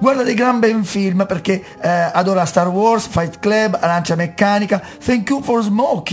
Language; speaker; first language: Italian; native; Italian